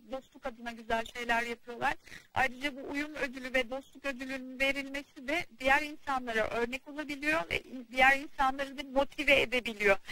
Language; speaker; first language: Turkish; early bilingual, heritage; Turkish